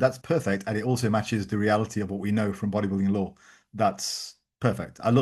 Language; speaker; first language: English; native; English